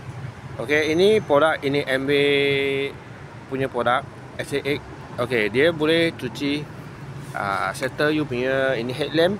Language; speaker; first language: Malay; non-native, local second language; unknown